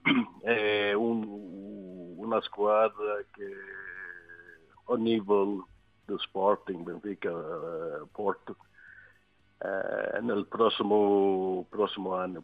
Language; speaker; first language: Italian; non-native, learner; Swedish